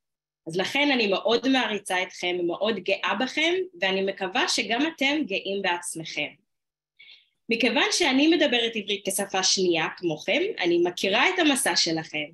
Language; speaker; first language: Hebrew; non-native, fluent; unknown